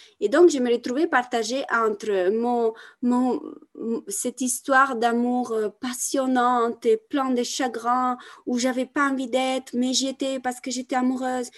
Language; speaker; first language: French; non-native, fluent; Italian